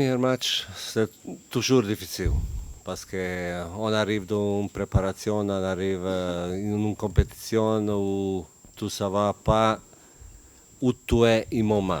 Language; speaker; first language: French; non-native, learner; Bosnian